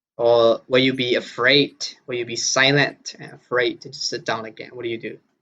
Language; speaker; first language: English; non-native, fluent; Burmese